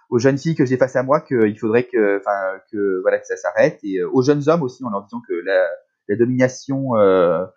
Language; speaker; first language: French; native; French